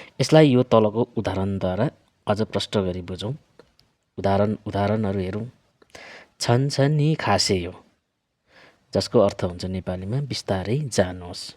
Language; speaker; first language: Nepali; native; Nepali